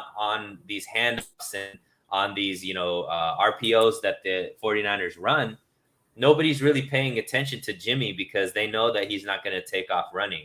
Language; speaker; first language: English; native; English